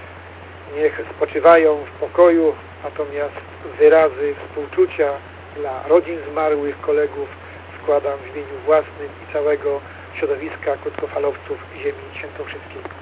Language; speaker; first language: Polish; native; Polish